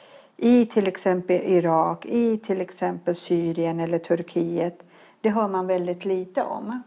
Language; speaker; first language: Swedish; early bilingual, other home language; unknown